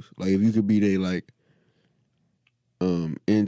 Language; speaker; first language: English; native; English